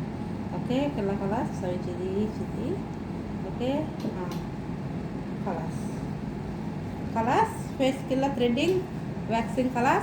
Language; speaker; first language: Arabic; non-native, learner; Telugu